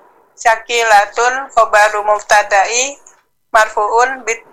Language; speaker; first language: Arabic; non-native, learner; Indonesian